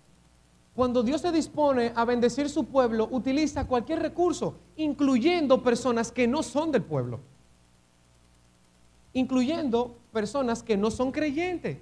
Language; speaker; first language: Spanish; native; Spanish